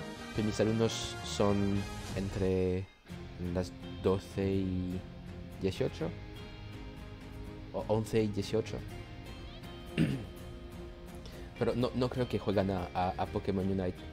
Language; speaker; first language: Spanish; non-native, learner; French